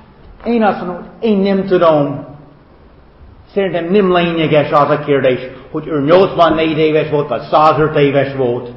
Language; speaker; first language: Hungarian; non-native, fluent; English